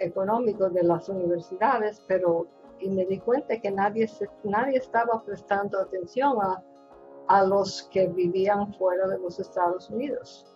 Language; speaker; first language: Spanish; non-native, fluent; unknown